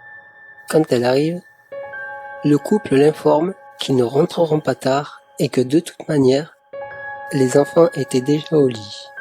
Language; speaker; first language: French; native; French